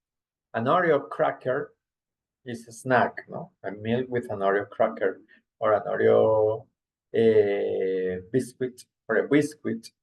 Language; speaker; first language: English; non-native, fluent; Spanish